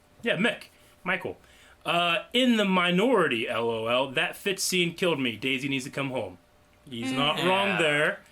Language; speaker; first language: English; native; English